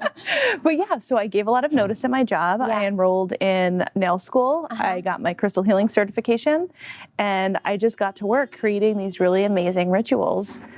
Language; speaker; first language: English; native; English